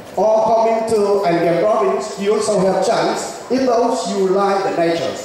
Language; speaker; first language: English; non-native, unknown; Vietnamese